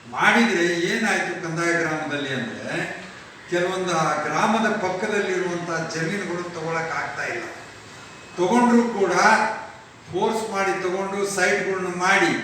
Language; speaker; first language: Kannada; non-native, local second language; Lambadi